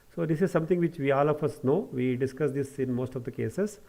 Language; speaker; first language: English; non-native, local second language; Kannada